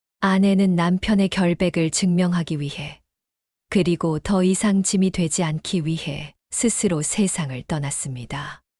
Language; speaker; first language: Korean; native; Korean